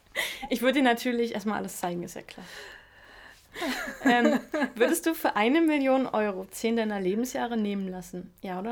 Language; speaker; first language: German; native; German